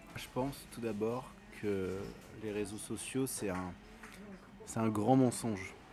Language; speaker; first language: French; native; French